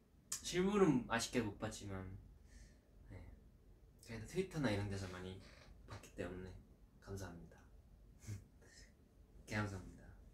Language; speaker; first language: Korean; early bilingual, heritage; Korean